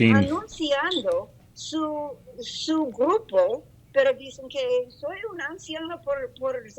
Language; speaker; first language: Spanish; non-native, learner; English